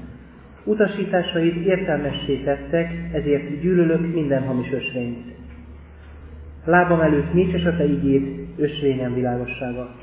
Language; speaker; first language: Hungarian; native; Hungarian